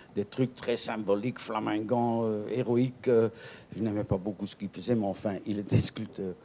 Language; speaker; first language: French; native; French